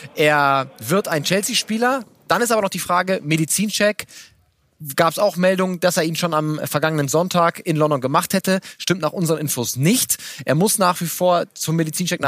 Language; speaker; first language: German; native; German